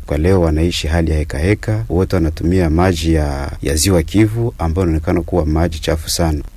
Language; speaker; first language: Swahili; native; Swahili